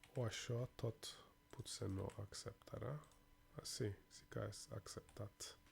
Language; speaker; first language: Catalan; non-native, fluent; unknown